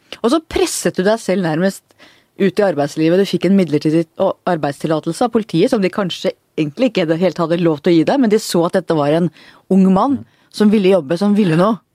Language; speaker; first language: Norwegian; native; Norwegian